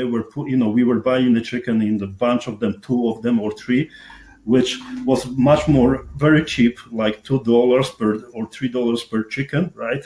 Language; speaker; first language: English; non-native, fluent; Polish